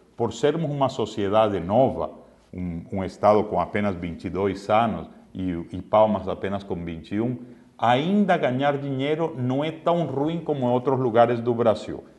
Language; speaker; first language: Portuguese; non-native, fluent; Spanish